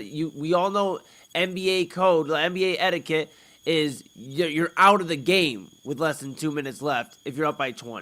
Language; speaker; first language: English; native; English